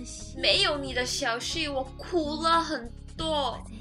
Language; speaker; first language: Chinese; non-native, learner; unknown